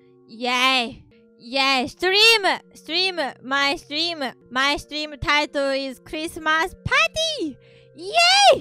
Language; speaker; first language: English; non-native, learner; Japanese